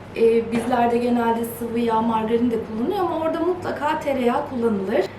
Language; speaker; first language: Turkish; early bilingual, heritage; Turkish